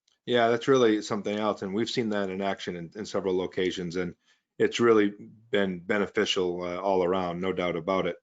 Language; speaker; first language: English; native; English